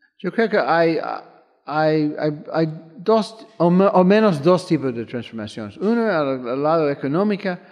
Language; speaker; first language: Spanish; non-native, fluent; English